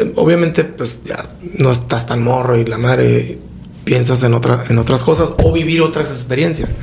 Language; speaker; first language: Spanish; native; Spanish